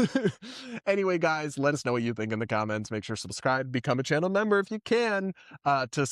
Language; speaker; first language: English; native; English